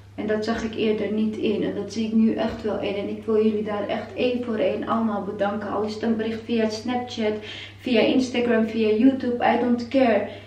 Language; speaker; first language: Dutch; non-native, fluent; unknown